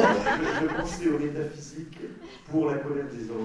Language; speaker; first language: French; native; French